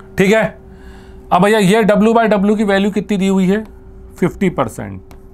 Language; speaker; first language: Hindi; non-native, local second language; Gujarati